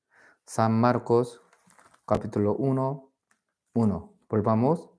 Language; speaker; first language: Spanish; non-native, fluent; Korean